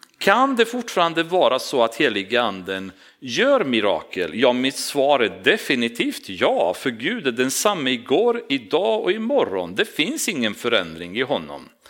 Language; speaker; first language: Swedish; non-native, fluent; Romanian